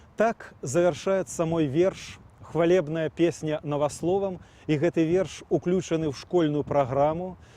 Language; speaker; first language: Belarusian; native; Belarusian